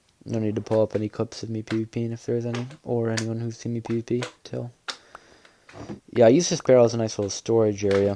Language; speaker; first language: English; native; English